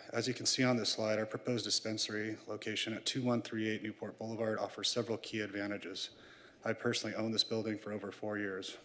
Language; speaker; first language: English; native; English